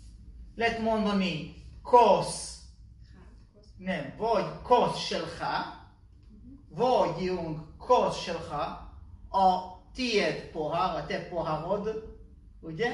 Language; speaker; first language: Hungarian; non-native, learner; Hebrew